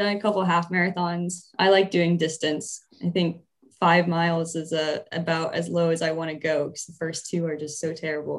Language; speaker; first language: English; native; English